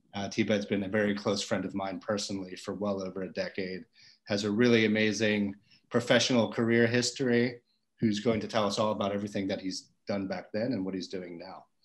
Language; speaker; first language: English; native; English